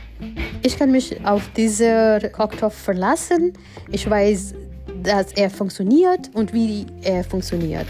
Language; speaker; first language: German; non-native, fluent; Gujarati